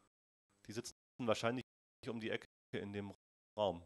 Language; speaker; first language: German; native; German